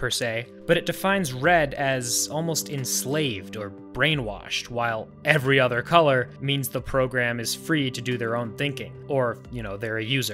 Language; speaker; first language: English; native; English